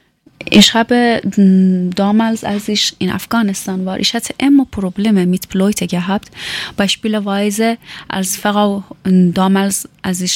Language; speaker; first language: German; non-native, learner; Persian